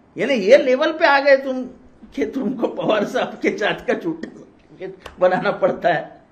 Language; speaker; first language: Hindi; non-native, local second language; Marathi